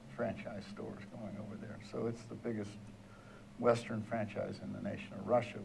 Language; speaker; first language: English; native; English